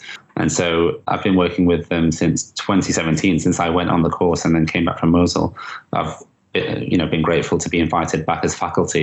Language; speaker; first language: English; native; English